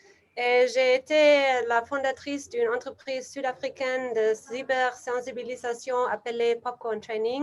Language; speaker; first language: French; non-native, learner; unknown